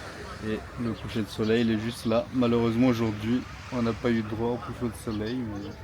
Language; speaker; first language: French; native; French